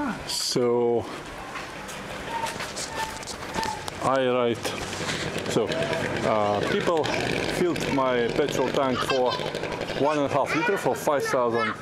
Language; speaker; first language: English; non-native, learner; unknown